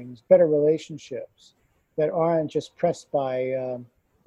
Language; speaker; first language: English; native; English